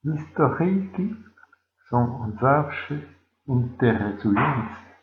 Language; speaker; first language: Polish; non-native, learner; French